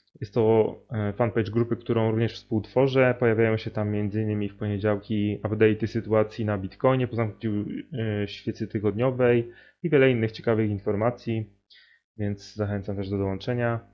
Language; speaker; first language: Polish; native; Polish